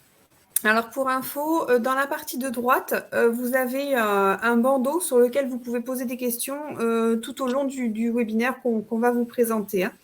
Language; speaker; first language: French; native; French